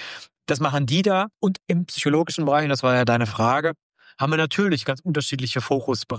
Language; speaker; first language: German; native; German